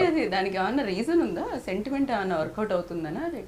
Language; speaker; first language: Telugu; native; Telugu